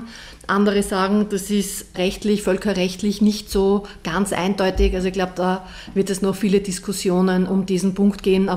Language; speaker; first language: German; native; German